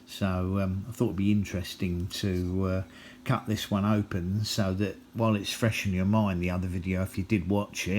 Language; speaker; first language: English; native; English